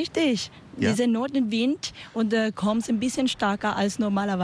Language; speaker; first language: German; non-native, learner; Spanish